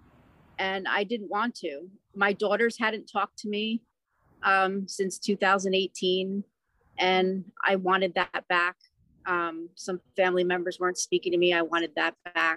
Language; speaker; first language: English; native; English